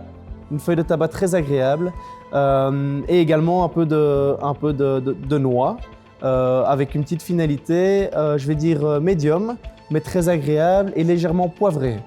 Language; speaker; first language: French; native; French